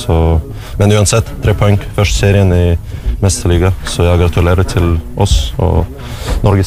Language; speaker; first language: Norwegian; non-native, learner; Russian